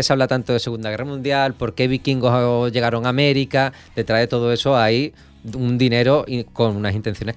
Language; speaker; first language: Spanish; native; Spanish